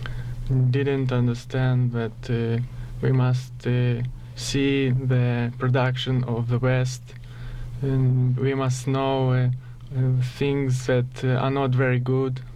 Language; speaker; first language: English; non-native, learner; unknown